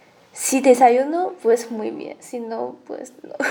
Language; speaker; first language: Spanish; non-native, learner; Chinese